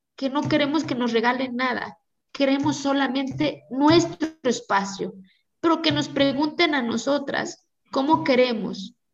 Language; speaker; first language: Spanish; non-native, local second language; Zapotec